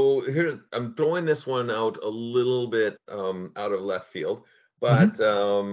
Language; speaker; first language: English; native; English